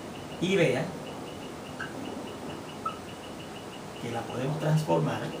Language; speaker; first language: Spanish; native; Spanish